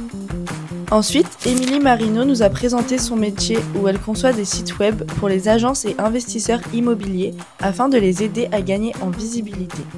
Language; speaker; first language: French; native; French